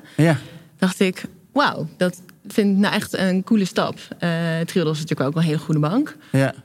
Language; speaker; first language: Dutch; native; Dutch